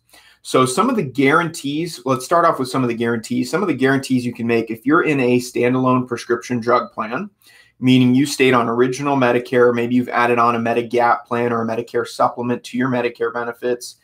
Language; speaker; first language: English; native; English